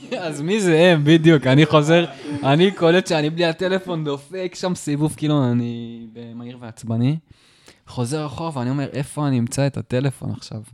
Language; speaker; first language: Hebrew; native; Hebrew